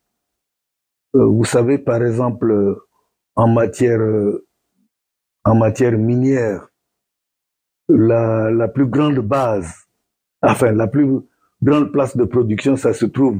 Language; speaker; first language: French; non-native, local second language; Sango